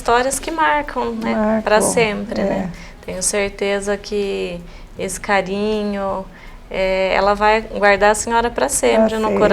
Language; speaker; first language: Portuguese; native; Portuguese